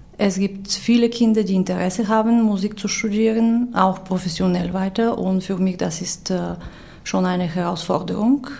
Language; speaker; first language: German; non-native, fluent; Bulgarian